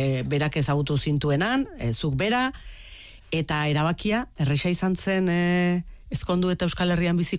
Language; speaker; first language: Basque; native; Basque